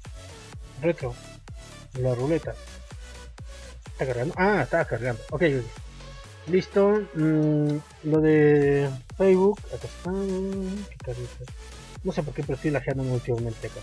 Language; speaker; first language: Spanish; native; Spanish